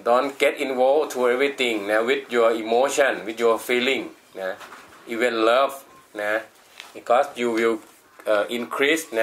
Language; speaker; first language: English; non-native, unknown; Thai